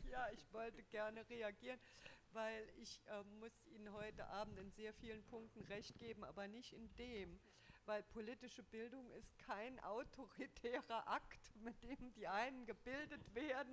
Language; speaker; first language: German; non-native, local second language; Luxembourgish